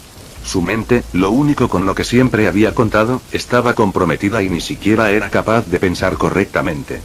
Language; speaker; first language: Spanish; native; Spanish